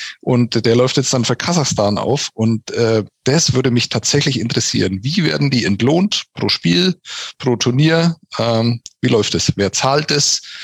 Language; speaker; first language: German; native; German